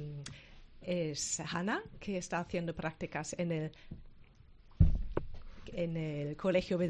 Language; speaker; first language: Spanish; non-native, fluent; German